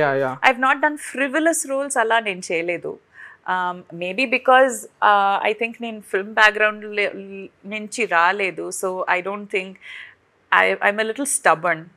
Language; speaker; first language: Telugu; non-native, fluent; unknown